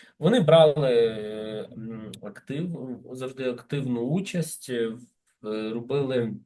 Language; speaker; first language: Ukrainian; native; Ukrainian